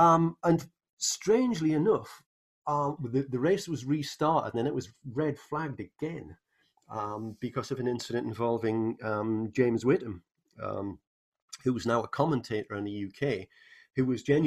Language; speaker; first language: English; native; English